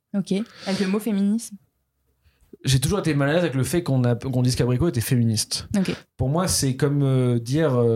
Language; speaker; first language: French; native; French